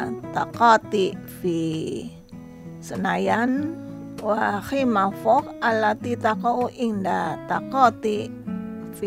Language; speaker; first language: Arabic; non-native, learner; Indonesian